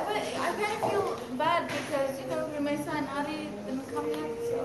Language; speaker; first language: English; non-native, fluent; Turkish